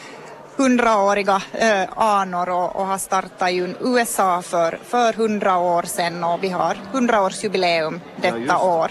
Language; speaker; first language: Swedish; native; Swedish